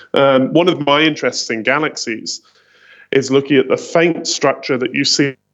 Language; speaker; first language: English; native; English